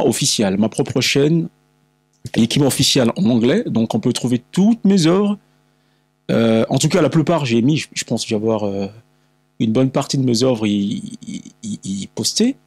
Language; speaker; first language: French; non-native, local second language; Lingala